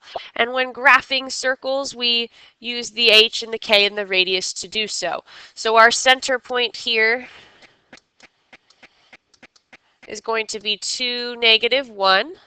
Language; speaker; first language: English; native; English